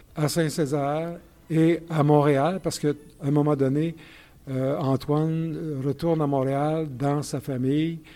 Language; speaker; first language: French; native; French